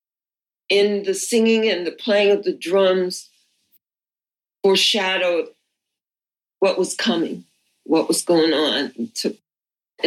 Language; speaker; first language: English; native; English